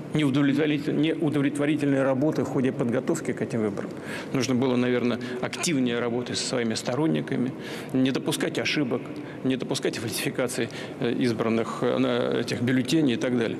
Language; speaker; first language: Russian; native; Russian